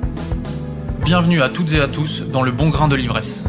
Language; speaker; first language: French; native; French